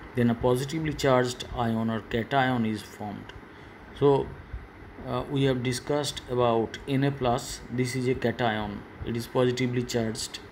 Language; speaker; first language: English; non-native, local second language; Bangla